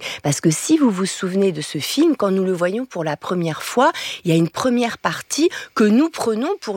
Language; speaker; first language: French; native; French